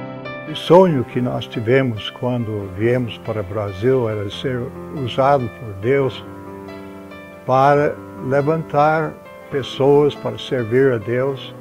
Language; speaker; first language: Portuguese; non-native, fluent; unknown